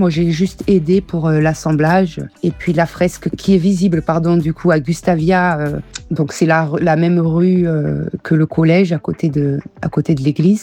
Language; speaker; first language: French; early bilingual, other home language; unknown